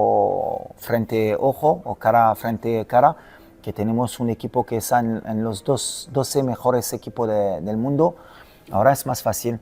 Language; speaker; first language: Spanish; non-native, fluent; French